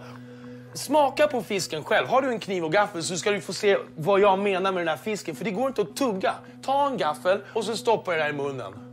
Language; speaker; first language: Swedish; native; Swedish